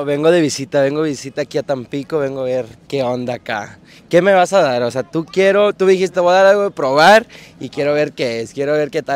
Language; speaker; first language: Spanish; native; Spanish